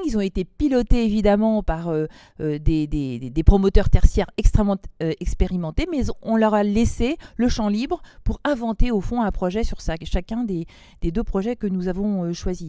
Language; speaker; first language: French; native; French